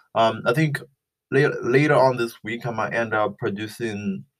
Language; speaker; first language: English; non-native, local second language; Shona